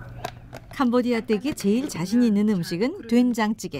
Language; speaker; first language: Korean; native; Korean